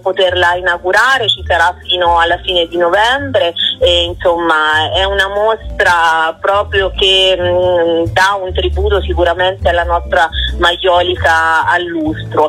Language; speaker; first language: Italian; native; Italian